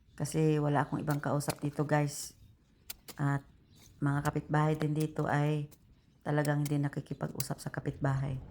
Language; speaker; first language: Filipino; non-native, local second language; Cebuano